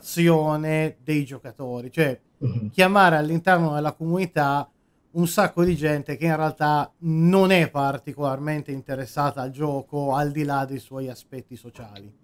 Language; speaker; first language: Italian; native; Italian